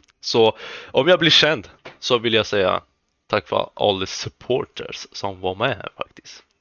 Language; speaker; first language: Swedish; early bilingual, other home language; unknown